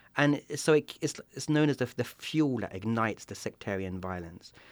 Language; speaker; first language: English; native; English